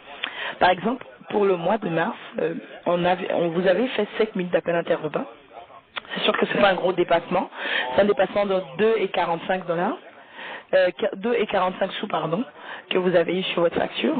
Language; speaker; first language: French; native; French